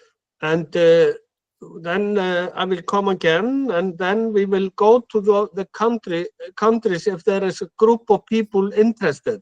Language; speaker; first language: English; non-native, fluent; Icelandic